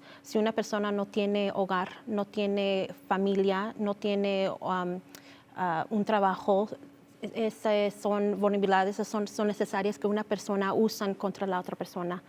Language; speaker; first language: Spanish; early bilingual, heritage; Spanish